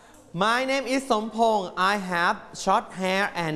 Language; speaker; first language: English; non-native, fluent; Thai